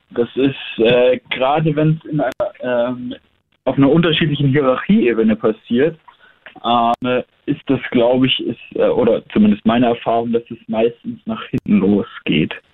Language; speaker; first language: German; early bilingual, other home language; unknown